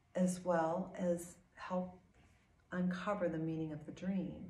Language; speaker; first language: English; native; English